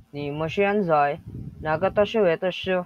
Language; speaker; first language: Chinese; non-native, learner; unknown